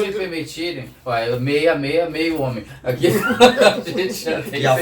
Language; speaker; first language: Portuguese; native; Portuguese